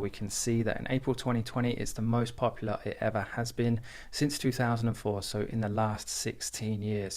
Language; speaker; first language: English; native; English